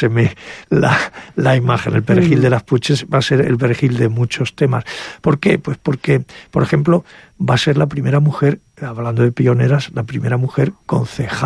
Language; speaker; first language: Spanish; native; Spanish